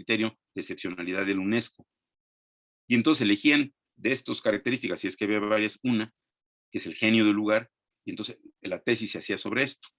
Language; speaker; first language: Spanish; native; Spanish